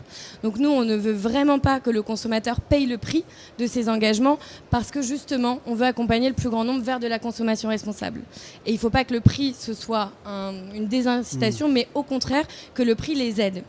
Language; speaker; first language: French; native; French